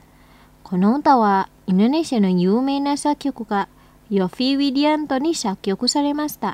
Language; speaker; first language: Japanese; non-native, fluent; Indonesian